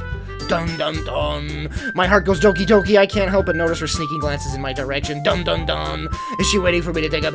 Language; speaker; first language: English; native; English